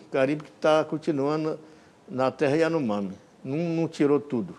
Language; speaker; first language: Portuguese; non-native, local second language; Yanomámi